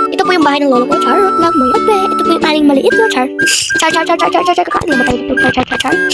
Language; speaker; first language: Filipino; non-native, local second language; Cebuano